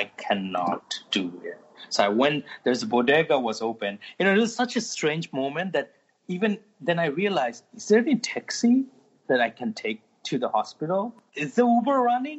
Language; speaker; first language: English; non-native, local second language; Bangla